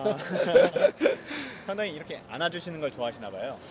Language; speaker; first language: Korean; native; Korean